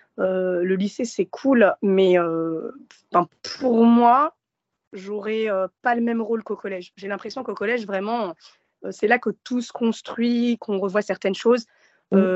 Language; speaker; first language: French; early bilingual, other home language; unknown